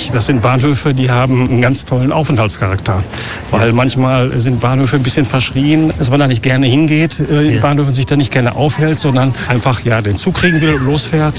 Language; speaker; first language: German; native; German